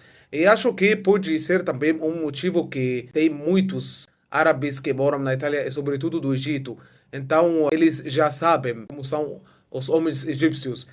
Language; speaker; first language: Portuguese; non-native, fluent; Arabic